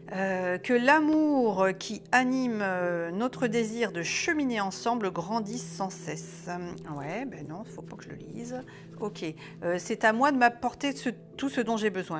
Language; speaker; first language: French; native; French